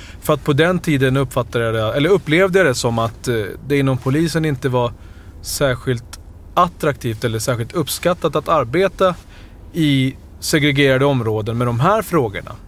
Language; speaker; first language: Swedish; early bilingual, other home language; Spanish